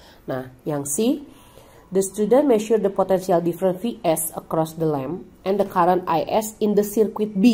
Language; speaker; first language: English; non-native, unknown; Indonesian